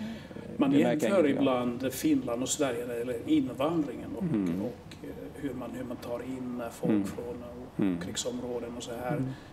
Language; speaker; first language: Swedish; non-native, local second language; Finnish